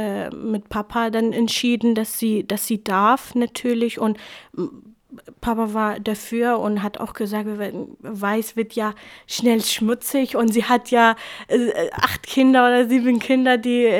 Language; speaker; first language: German; non-native, fluent; Kurdish